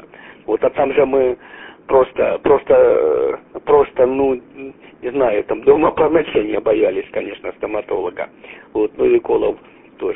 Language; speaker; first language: Russian; native; Russian